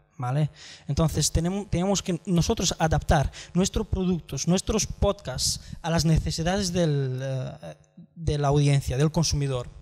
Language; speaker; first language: Spanish; non-native, fluent; Romanian